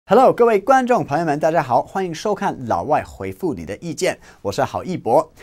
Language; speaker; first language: Chinese; non-native, fluent; English